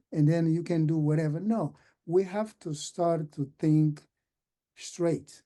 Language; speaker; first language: English; non-native, fluent; Portuguese